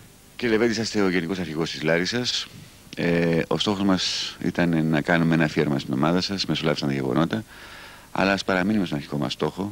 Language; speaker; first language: Greek; native; Greek